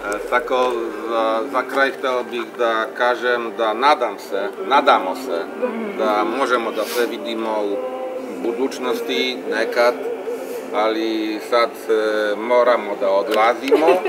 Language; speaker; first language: Serbian; non-native, learner; Polish